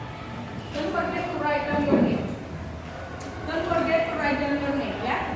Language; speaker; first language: English; non-native, fluent; Indonesian